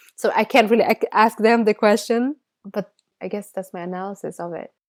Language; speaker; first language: English; non-native, fluent; Bangla